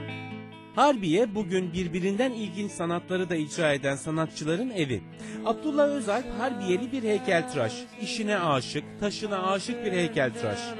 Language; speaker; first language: Turkish; native; Turkish